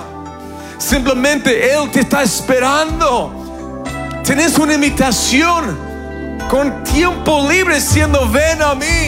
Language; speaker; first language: Spanish; non-native, fluent; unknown